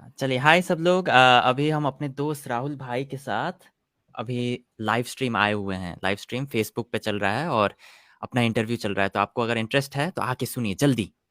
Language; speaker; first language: Hindi; early bilingual, other home language; Korean